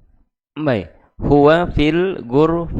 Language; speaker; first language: Arabic; non-native, fluent; Indonesian